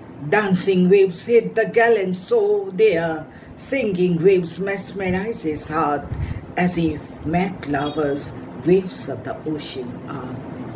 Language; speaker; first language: Hindi; non-native, local second language; Assamese